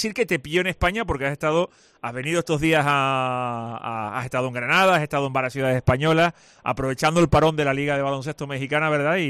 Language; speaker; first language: Spanish; native; Spanish